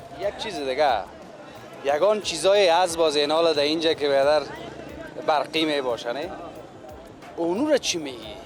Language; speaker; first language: Persian; native; Persian